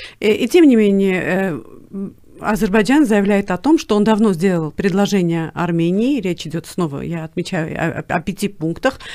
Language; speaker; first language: Russian; non-native, local second language; Armenian